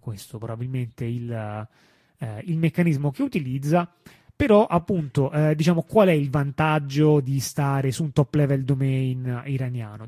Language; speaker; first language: Italian; native; Italian